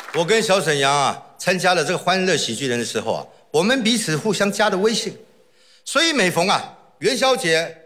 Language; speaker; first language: Chinese; native; Chinese